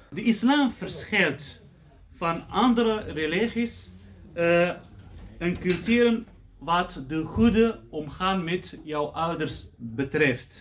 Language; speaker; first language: Dutch; non-native, fluent; Arabic